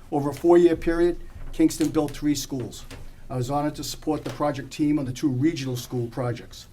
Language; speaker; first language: English; native; English